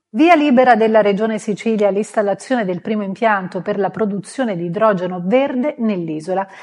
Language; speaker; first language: Italian; native; Italian